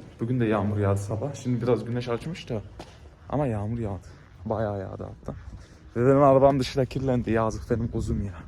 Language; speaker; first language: Turkish; early bilingual, heritage; Turkish